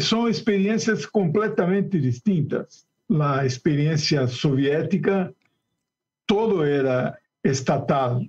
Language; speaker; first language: Spanish; non-native, learner; Portuguese